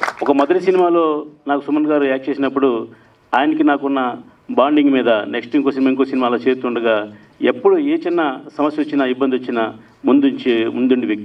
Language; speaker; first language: Telugu; native; Telugu